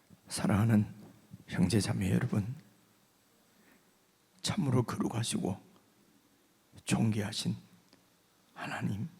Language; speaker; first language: Korean; native; Korean